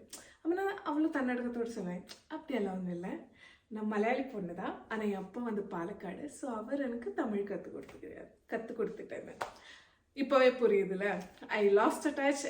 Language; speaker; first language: Tamil; non-native, local second language; Malayalam